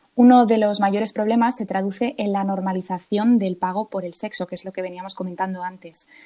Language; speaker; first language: Spanish; native; Spanish